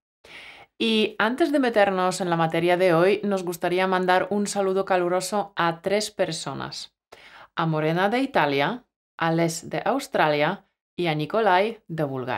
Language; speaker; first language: Spanish; native; Spanish